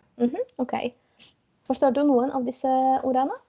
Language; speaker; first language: Norwegian; non-native, fluent; Polish